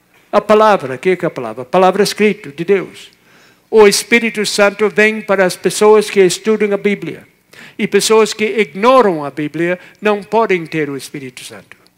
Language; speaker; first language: Portuguese; non-native, fluent; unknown